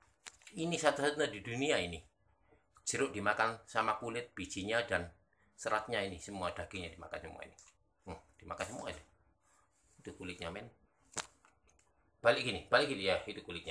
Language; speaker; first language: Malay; non-native, local second language; Javanese